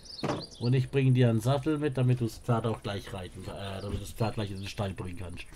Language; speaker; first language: German; native; German